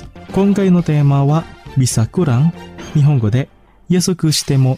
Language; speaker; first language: Japanese; non-native, fluent; Indonesian